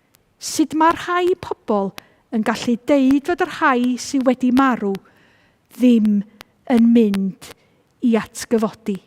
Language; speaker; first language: Welsh; native; Welsh